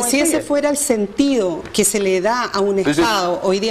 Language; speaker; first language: Spanish; native; Spanish